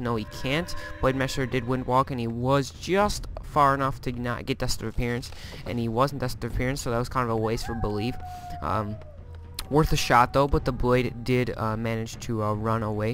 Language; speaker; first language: English; native; English